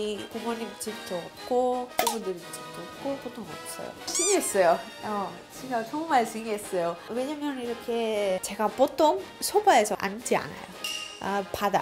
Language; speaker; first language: Korean; non-native, learner; Greek